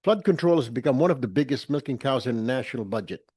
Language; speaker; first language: English; non-native, local second language; Filipino